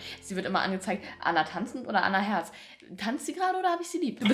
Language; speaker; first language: German; native; German